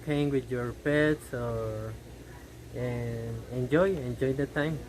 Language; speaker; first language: English; non-native, learner; Spanish